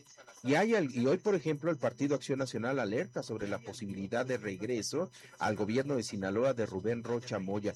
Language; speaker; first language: Spanish; native; Spanish